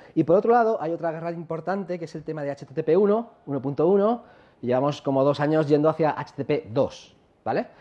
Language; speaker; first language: Spanish; native; Spanish